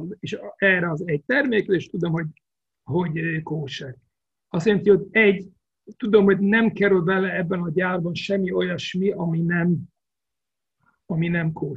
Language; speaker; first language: Hungarian; non-native, fluent; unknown